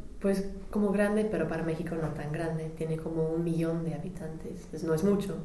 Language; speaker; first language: Spanish; non-native, fluent; English